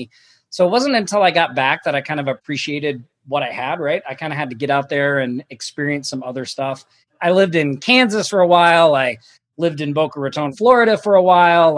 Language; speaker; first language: English; native; English